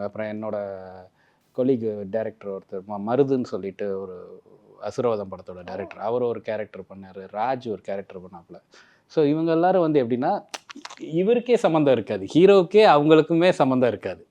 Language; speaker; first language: Tamil; native; Tamil